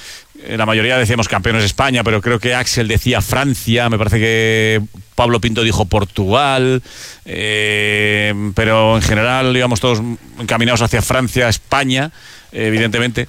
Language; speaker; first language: Spanish; native; Spanish